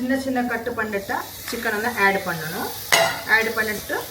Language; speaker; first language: Tamil; non-native, learner; Malayalam